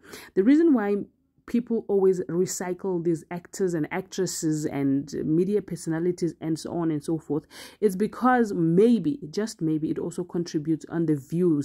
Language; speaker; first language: English; non-native, local second language; Zulu